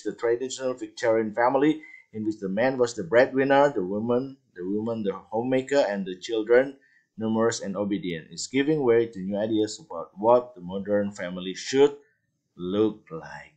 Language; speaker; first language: English; non-native, fluent; Indonesian